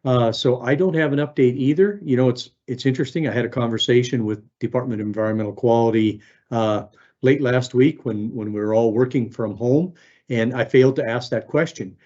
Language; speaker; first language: English; native; English